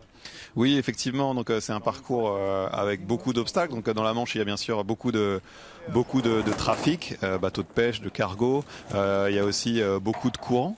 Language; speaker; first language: French; native; French